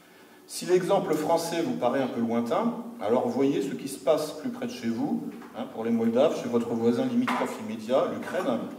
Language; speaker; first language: French; native; French